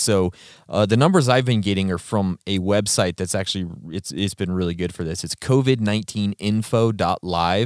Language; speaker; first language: English; native; English